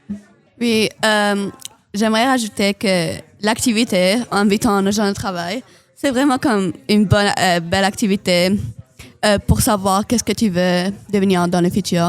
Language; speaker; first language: French; non-native, local second language; Arabic